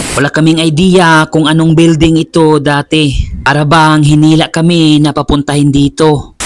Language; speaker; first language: Filipino; non-native, local second language; Cebuano